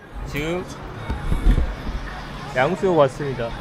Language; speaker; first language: Korean; native; Korean